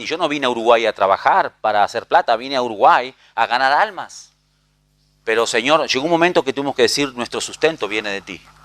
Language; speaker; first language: Spanish; native; Spanish